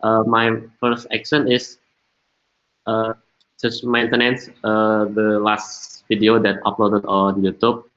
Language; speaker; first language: English; non-native, learner; Indonesian